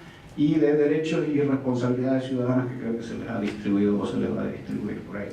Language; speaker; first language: Spanish; native; Spanish